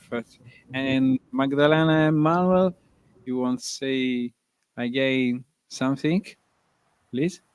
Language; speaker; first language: English; non-native, learner; Italian